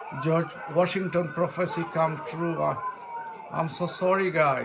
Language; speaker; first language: English; non-native, learner; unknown